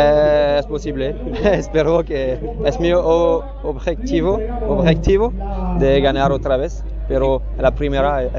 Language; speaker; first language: Spanish; non-native, learner; French